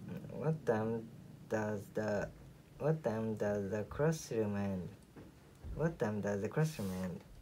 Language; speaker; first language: English; non-native, learner; Japanese